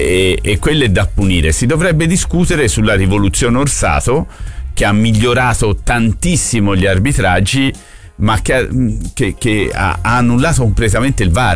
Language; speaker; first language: Italian; native; Italian